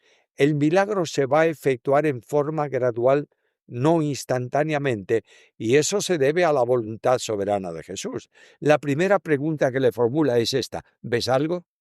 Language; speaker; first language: Spanish; native; Spanish